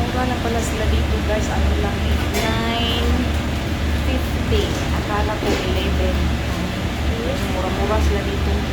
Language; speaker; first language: Filipino; non-native, local second language; Cebuano